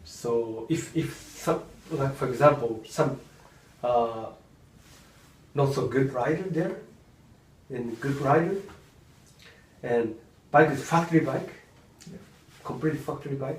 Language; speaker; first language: English; non-native, learner; Japanese